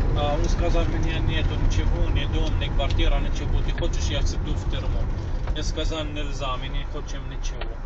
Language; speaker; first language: Russian; non-native, learner; Arabic